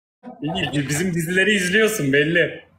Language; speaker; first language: Turkish; native; Turkish